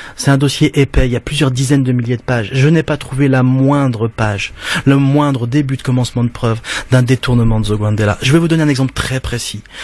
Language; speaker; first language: French; native; French